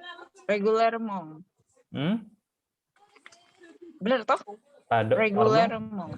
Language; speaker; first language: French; non-native, learner; Indonesian